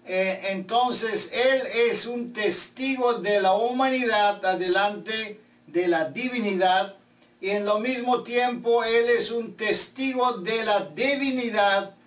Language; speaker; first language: Spanish; non-native, fluent; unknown